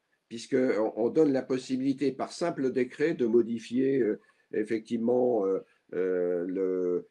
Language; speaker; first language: French; native; French